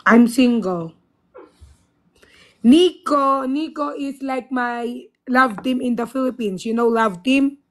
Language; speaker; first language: English; non-native, learner; Filipino